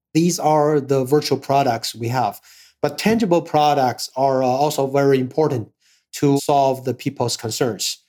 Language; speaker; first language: English; non-native, fluent; Chinese